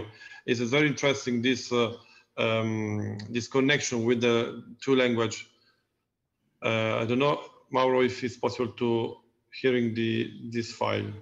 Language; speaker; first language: English; non-native, learner; Italian